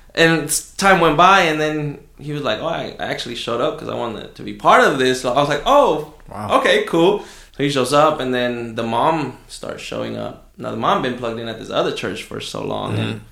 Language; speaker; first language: English; early bilingual, other home language; Spanish